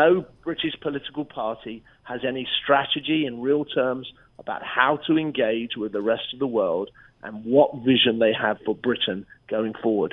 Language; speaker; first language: English; native; English